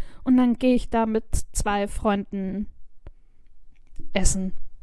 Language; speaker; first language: German; native; German